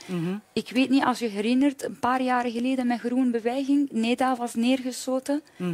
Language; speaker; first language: Dutch; non-native, fluent; Persian